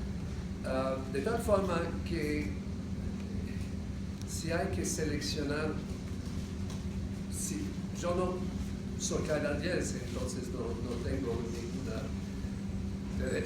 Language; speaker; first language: Spanish; non-native, fluent; English